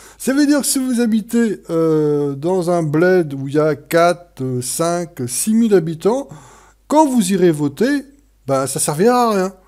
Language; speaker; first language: French; native; French